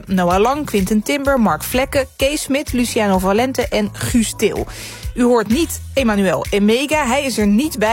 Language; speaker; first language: Dutch; native; Dutch